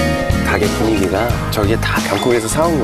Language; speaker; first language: Korean; native; Korean